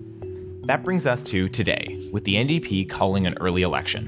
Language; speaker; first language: English; native; English